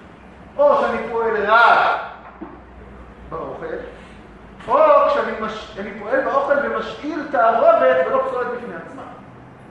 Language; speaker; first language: Hebrew; native; Hebrew